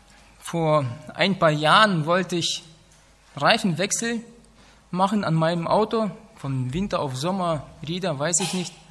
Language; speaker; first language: German; non-native, fluent; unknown